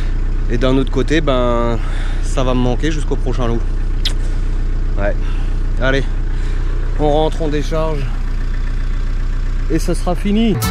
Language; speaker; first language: French; native; French